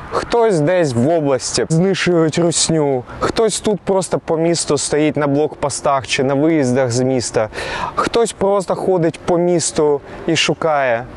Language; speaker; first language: Ukrainian; non-native, local second language; Russian